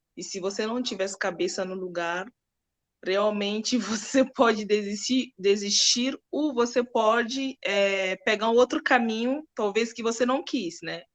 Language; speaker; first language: Portuguese; non-native, fluent; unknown